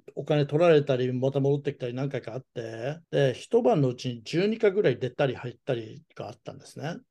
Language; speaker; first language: Japanese; native; Japanese